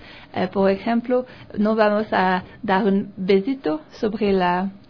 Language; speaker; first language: Spanish; non-native, learner; French